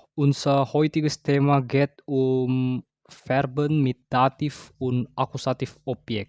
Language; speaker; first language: German; non-native, fluent; Indonesian